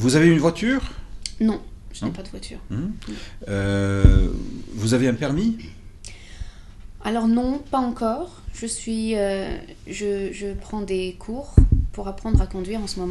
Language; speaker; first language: French; non-native, fluent; English